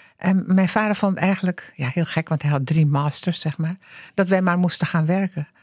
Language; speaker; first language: Dutch; early bilingual, heritage; Dutch